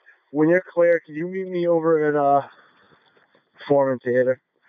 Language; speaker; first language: English; early bilingual, other home language; Spanish